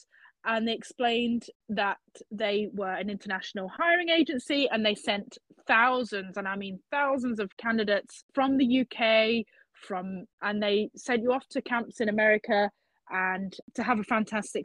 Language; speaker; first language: English; native; English